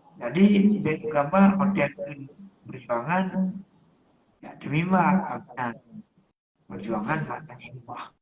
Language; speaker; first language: Malay; non-native, local second language; Achinese